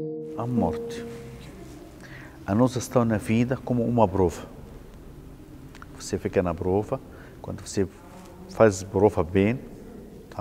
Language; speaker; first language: Portuguese; non-native, learner; Arabic